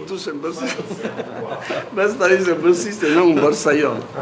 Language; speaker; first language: Italian; native; Italian